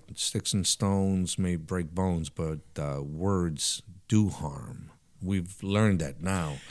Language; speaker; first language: English; early bilingual, other home language; Italian